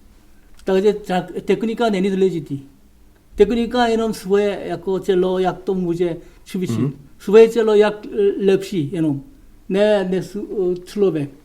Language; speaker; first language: Czech; non-native, learner; Korean